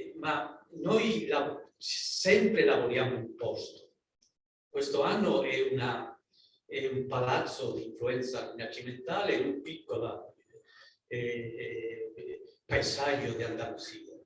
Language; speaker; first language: Italian; non-native, learner; Spanish